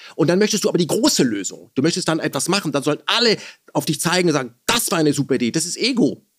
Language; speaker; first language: German; early bilingual, other home language; Persian